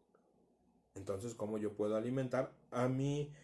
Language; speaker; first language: Spanish; native; Spanish